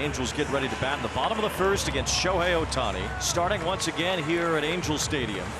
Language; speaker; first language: English; native; English